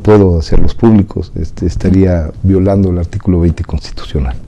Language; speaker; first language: Spanish; native; Spanish